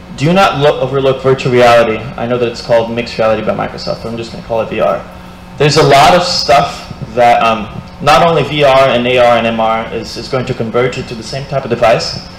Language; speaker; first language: English; non-native, fluent; Portuguese